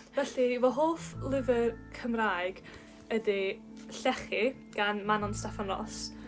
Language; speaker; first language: Welsh; native; Welsh